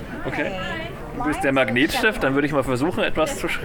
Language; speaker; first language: German; native; German